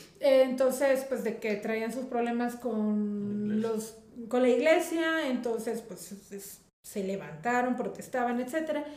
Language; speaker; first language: Spanish; native; Spanish